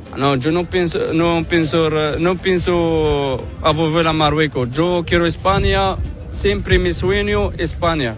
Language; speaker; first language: Spanish; non-native, learner; Arabic